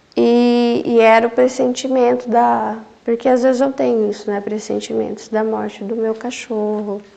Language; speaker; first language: Portuguese; native; Portuguese